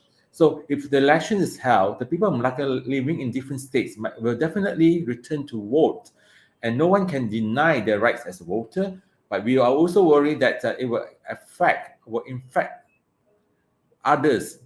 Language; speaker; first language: English; non-native, local second language; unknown